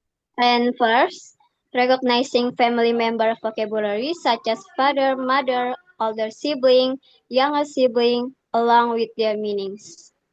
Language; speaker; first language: English; non-native, fluent; Indonesian